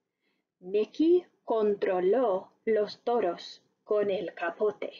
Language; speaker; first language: Spanish; non-native, fluent; English